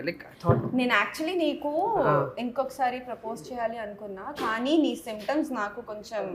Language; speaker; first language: Telugu; non-native, fluent; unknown